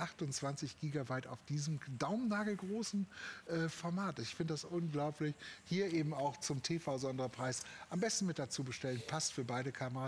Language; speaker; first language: German; native; German